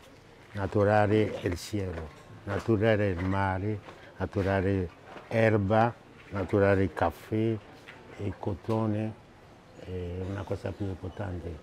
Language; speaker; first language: Italian; non-native, learner; Haitian Creole